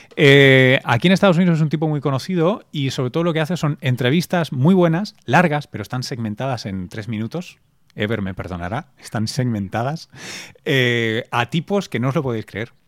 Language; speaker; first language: Spanish; native; Spanish